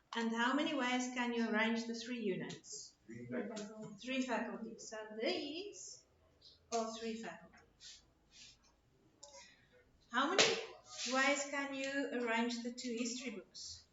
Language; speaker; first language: English; non-native, local second language; Afrikaans